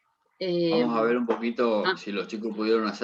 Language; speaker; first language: Spanish; native; Spanish